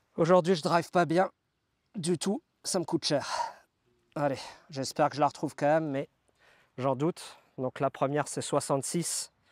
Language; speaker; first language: French; native; French